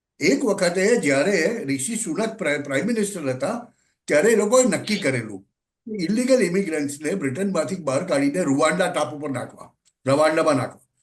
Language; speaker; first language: Gujarati; native; Gujarati